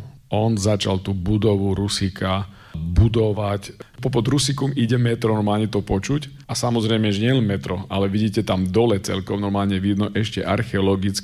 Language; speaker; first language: Slovak; native; Slovak